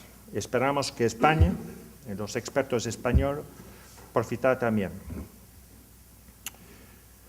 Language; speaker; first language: Spanish; non-native, learner; English